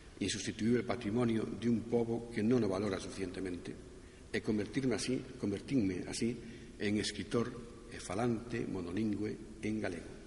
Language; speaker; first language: Galician; non-native, local second language; Spanish